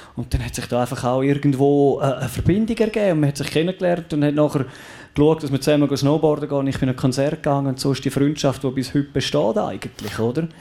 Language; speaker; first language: German; native; German